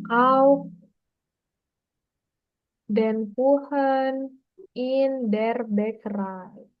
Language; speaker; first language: German; non-native, fluent; Indonesian